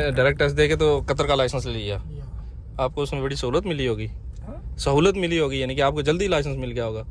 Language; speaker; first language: Hindi; native; Hindi